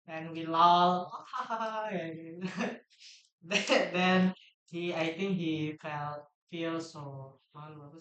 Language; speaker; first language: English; non-native, learner; Indonesian